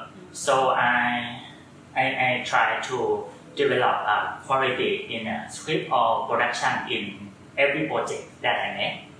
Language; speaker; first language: English; non-native, learner; Thai